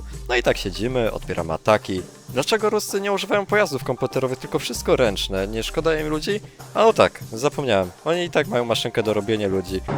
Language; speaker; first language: Polish; native; Polish